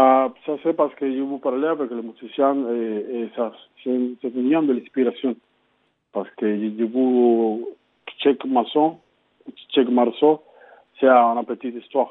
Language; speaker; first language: French; non-native, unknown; Spanish